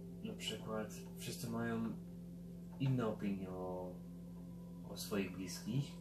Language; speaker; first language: Polish; early bilingual, heritage; Polish